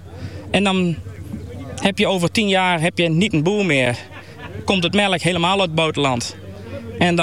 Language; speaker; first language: Dutch; native; Dutch